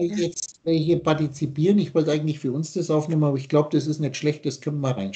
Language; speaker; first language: German; native; German